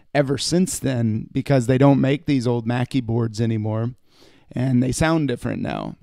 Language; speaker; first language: English; native; English